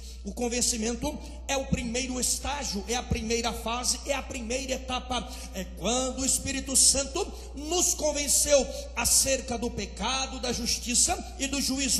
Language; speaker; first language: Portuguese; native; Portuguese